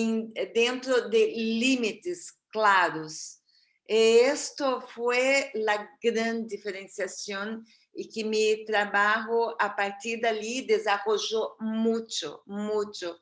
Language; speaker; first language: Spanish; non-native, fluent; Portuguese